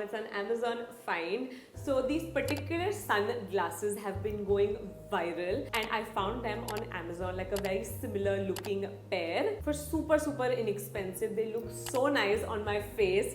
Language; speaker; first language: English; non-native, local second language; Hindi